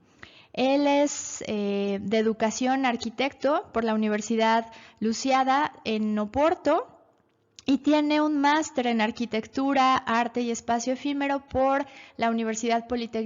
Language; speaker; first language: Spanish; native; Spanish